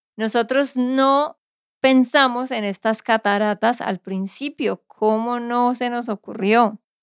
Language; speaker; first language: Spanish; native; Spanish